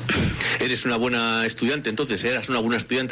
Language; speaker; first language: Spanish; native; Spanish